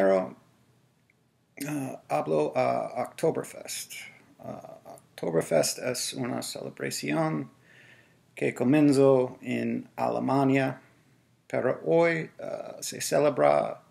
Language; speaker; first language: Spanish; non-native, learner; English